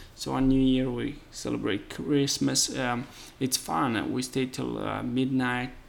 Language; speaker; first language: English; non-native, fluent; Romanian